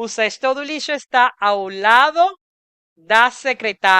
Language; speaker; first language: Portuguese; non-native, fluent; Spanish